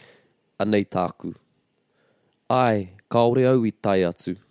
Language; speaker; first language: Māori; non-native, local second language; English